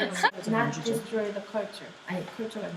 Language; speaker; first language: English; non-native, learner; Korean